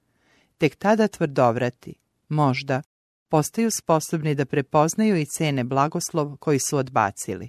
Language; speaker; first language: Serbian; native; Serbian